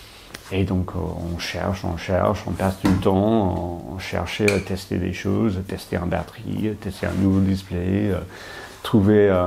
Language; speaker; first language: French; non-native, fluent; English